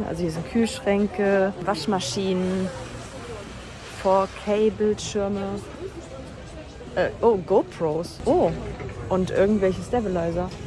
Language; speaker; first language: German; native; German